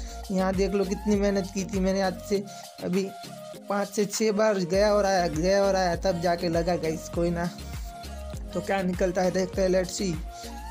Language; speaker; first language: Hindi; native; Hindi